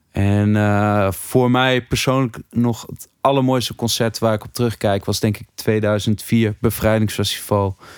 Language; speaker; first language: Dutch; native; Dutch